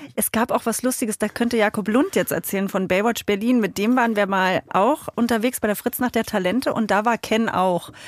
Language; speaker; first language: German; native; German